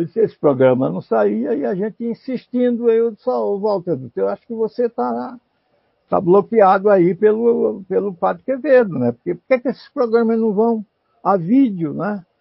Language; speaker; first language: Portuguese; native; Portuguese